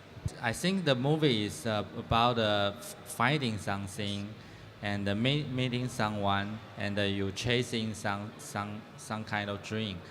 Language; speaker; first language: English; non-native, fluent; Chinese